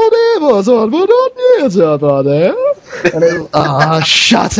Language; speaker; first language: English; native; English